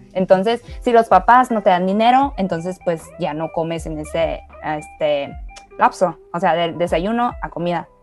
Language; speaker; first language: Spanish; early bilingual, other home language; Chinese